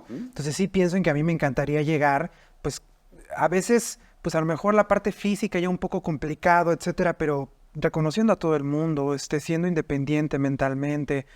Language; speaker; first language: Spanish; native; Spanish